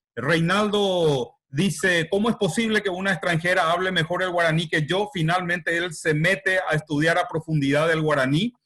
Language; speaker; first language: Spanish; native; Spanish